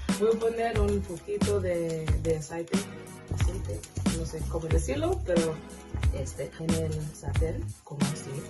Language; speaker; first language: Spanish; non-native, learner; English